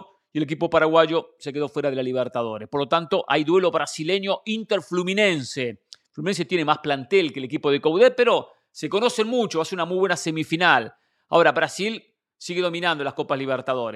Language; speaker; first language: Spanish; native; Spanish